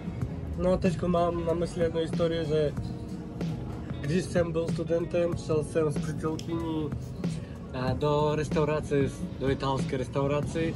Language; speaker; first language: Czech; non-native, fluent; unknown